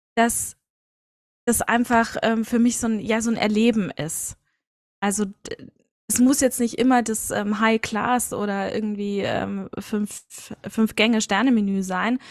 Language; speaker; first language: German; native; German